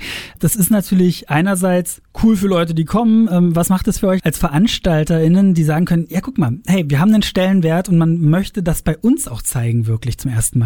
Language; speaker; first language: German; native; German